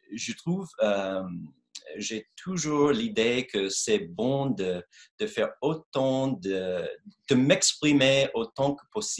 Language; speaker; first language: French; non-native, fluent; English